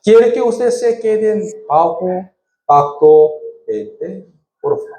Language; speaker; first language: Spanish; non-native, fluent; Korean